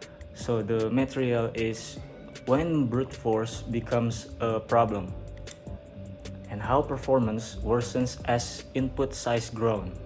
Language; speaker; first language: English; non-native, learner; Indonesian